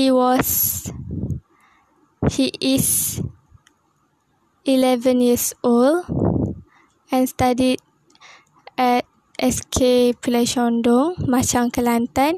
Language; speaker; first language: English; non-native, local second language; Malay